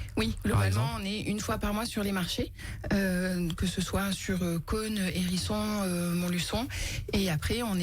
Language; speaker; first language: French; native; French